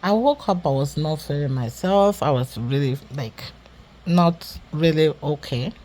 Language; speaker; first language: English; non-native, local second language; Yoruba